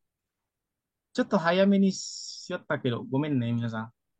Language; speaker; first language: Japanese; non-native, fluent; Indonesian